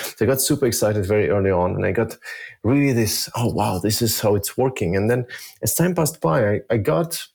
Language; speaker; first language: English; early bilingual, other home language; Russian